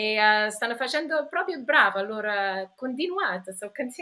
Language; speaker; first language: Italian; early bilingual, heritage; English